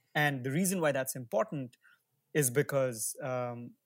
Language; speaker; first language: English; non-native, local second language; Hindi